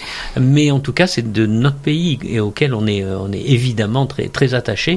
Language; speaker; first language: French; native; French